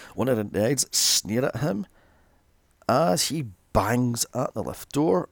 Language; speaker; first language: English; native; English